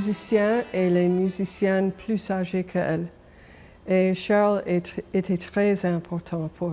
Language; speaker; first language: French; non-native, local second language; English